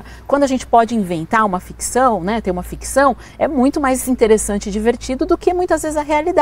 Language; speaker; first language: Portuguese; native; Portuguese